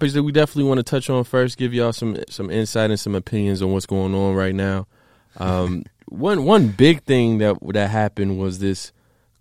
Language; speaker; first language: English; native; English